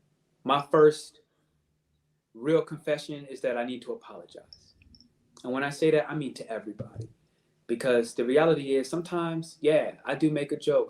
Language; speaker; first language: English; native; English